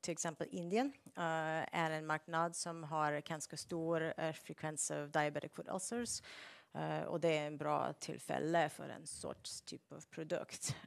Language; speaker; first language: Swedish; non-native, fluent; English